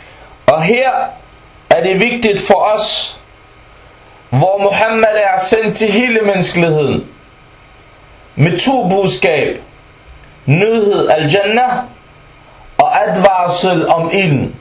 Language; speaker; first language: Danish; non-native, fluent; Arabic